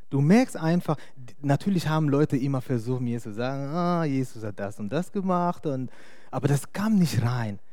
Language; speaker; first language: German; non-native, fluent; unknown